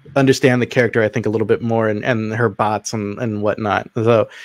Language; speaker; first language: English; native; English